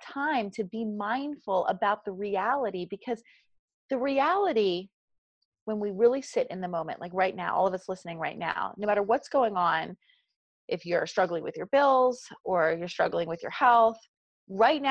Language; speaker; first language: English; native; English